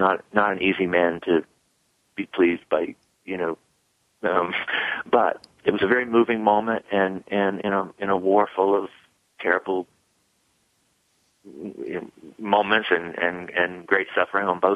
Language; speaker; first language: English; native; English